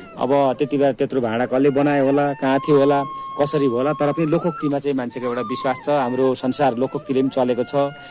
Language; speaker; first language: Nepali; non-native, local second language; Limbu